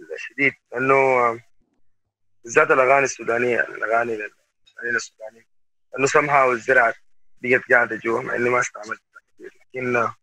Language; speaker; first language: Arabic; native; Arabic